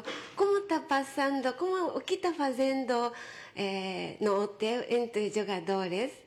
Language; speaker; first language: Portuguese; non-native, fluent; Japanese